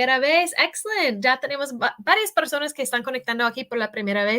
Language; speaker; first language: Spanish; non-native, fluent; English